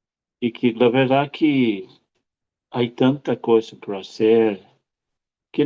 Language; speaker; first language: Spanish; non-native, fluent; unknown